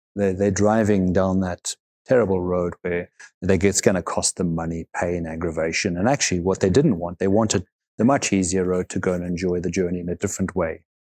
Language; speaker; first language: English; native; English